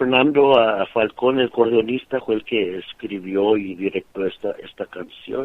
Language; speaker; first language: Spanish; early bilingual, other home language; English